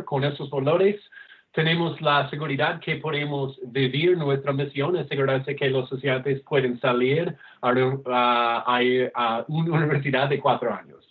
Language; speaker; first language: Spanish; non-native, fluent; English